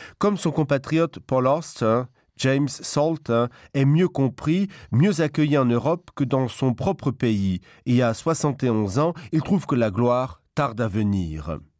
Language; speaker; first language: French; non-native, local second language; Luxembourgish